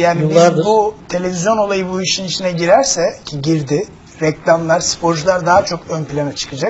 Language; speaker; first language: Turkish; native; Turkish